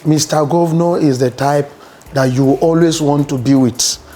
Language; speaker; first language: English; non-native, local second language; Yoruba